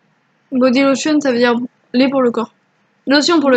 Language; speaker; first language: French; native; French